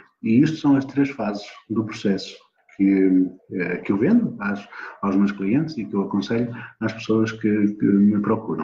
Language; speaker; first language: Portuguese; native; Portuguese